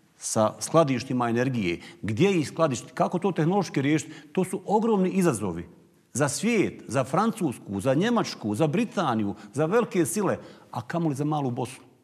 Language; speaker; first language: Bosnian; native; Bosnian